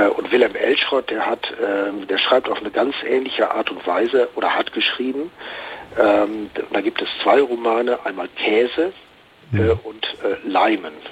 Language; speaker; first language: German; native; German